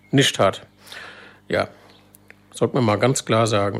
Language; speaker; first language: German; native; German